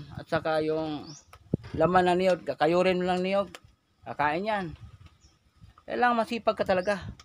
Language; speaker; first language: Filipino; non-native, local second language; Cebuano